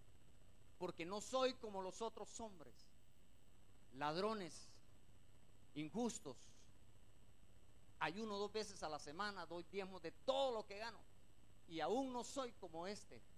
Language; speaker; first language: Spanish; native; Spanish